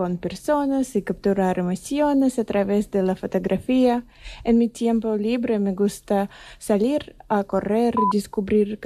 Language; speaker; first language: Spanish; non-native, fluent; Russian